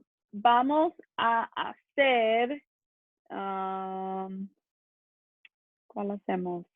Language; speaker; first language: Spanish; early bilingual, other home language; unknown